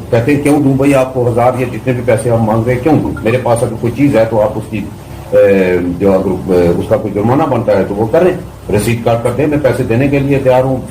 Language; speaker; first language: Urdu; non-native, local second language; Punjabi